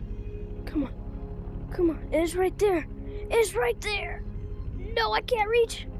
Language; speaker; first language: English; native; English